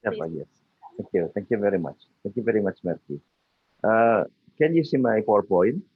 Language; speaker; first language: English; non-native, local second language; Indonesian